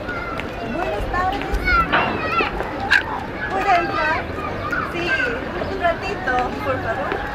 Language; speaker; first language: Spanish; non-native, learner; Korean